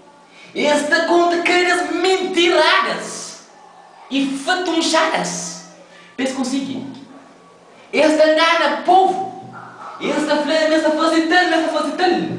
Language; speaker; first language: Portuguese; non-native, local second language; Kabuverdianu